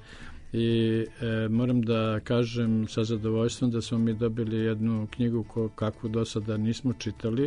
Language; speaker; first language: Serbian; native; Serbian